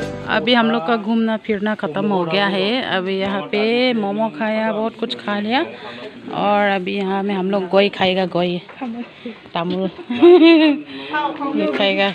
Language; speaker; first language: Hindi; non-native, local second language; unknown